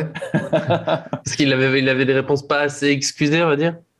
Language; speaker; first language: French; native; French